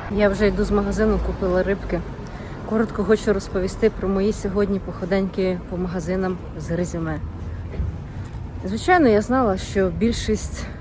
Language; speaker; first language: Ukrainian; native; Ukrainian